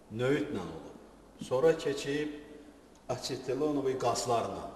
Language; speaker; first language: Azerbaijani; native; Azerbaijani